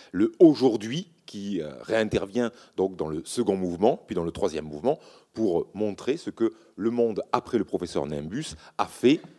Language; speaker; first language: French; native; French